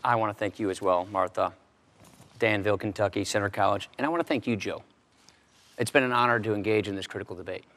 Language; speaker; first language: English; native; English